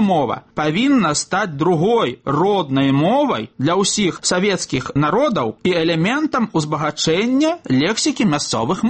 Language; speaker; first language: Belarusian; native; Belarusian